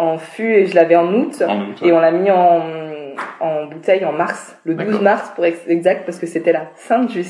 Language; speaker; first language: French; native; French